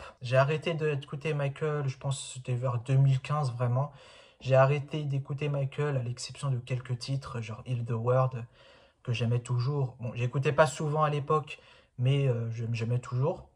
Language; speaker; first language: French; native; French